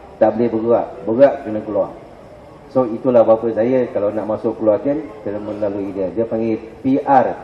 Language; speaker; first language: Malay; non-native, local second language; Min Nan Chinese